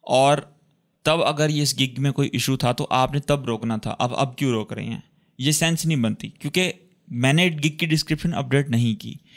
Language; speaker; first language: Urdu; native; Urdu